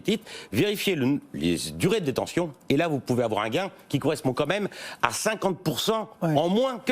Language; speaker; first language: French; native; French